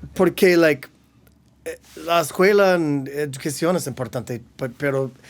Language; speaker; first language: Spanish; non-native, learner; English